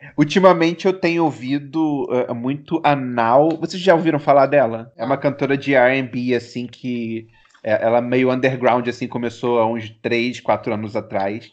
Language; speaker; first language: Portuguese; native; Portuguese